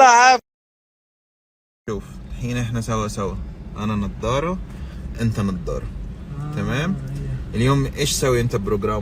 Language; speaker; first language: Arabic; native; Arabic